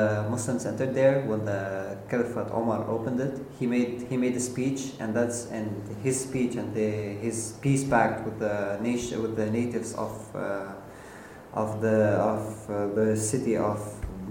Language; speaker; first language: English; non-native, fluent; Arabic